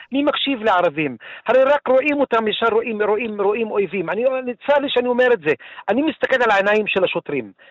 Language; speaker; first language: Hebrew; non-native, local second language; Arabic